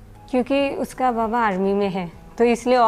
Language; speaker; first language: Hindi; non-native, learner; Bangla